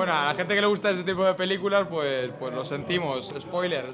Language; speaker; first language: Spanish; native; Spanish